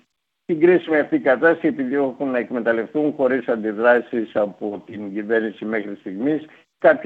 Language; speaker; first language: Greek; native; Greek